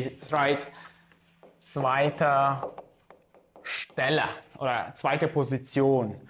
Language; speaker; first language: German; non-native, fluent; Azerbaijani